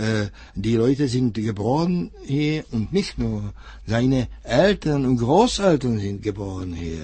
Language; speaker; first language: German; non-native, fluent; Czech